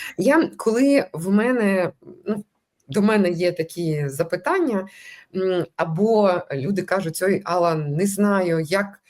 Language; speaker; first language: Ukrainian; non-native, local second language; Russian